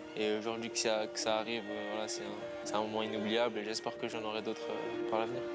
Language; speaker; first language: French; native; French